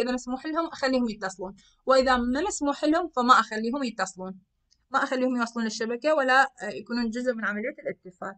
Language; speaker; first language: Arabic; native; Arabic